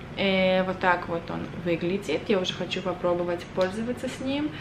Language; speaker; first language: Russian; early bilingual, other home language; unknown